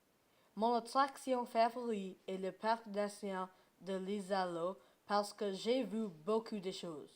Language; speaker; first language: French; non-native, learner; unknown